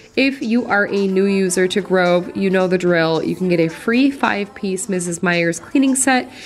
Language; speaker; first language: English; native; English